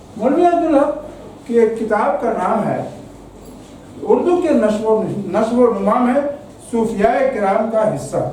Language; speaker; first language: Urdu; native; Urdu